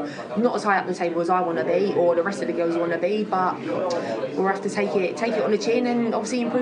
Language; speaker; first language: English; native; English